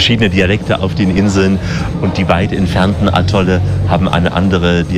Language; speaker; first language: German; native; German